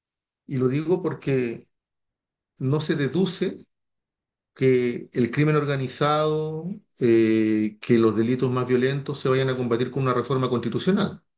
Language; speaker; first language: Spanish; native; Spanish